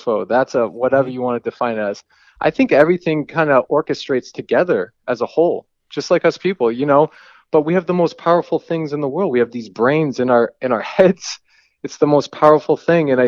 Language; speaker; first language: English; native; English